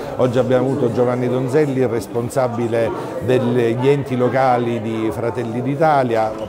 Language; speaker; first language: Italian; native; Italian